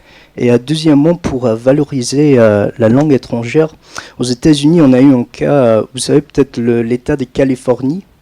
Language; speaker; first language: French; non-native, fluent; English